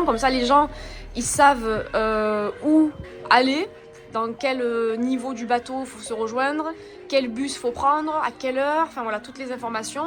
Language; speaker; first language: French; native; French